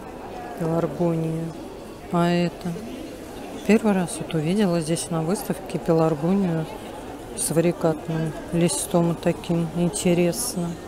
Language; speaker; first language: Russian; native; Russian